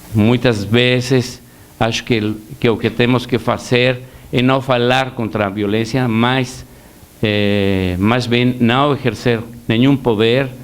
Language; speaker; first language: Portuguese; non-native, learner; Spanish